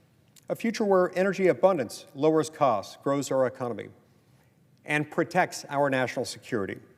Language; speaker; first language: English; native; English